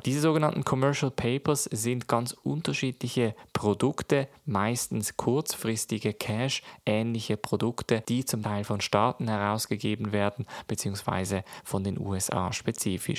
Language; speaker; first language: German; native; German